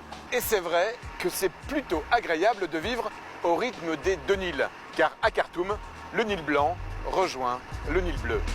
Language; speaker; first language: French; native; French